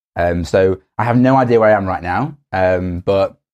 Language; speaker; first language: English; native; English